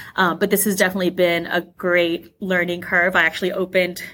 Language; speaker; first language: English; native; English